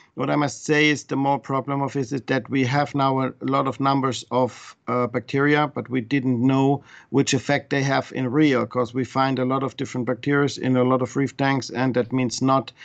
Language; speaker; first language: English; non-native, fluent; German